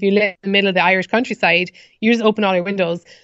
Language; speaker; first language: English; native; English